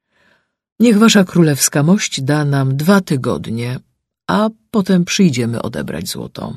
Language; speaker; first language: Polish; native; Polish